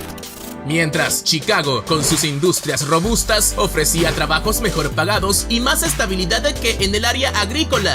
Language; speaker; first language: Spanish; native; Spanish